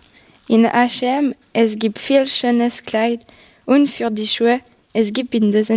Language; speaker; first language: German; non-native, learner; French